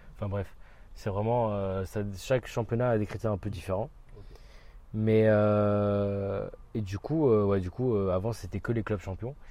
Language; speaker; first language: French; native; French